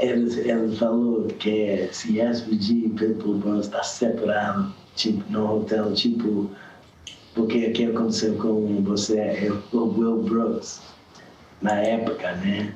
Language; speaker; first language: Portuguese; non-native, learner; English